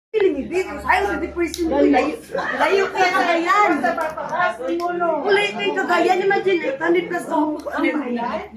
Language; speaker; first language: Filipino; non-native, local second language; Cebuano